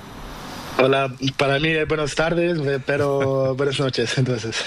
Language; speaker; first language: Spanish; non-native, learner; Portuguese